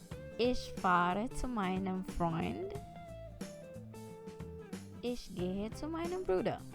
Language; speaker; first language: German; non-native, fluent; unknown